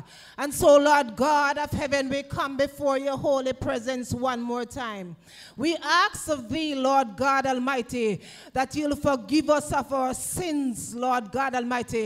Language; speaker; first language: English; non-native, local second language; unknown